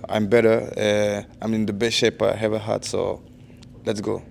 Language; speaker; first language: English; non-native, learner; French